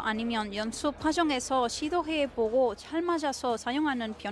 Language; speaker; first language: Korean; non-native, fluent; Spanish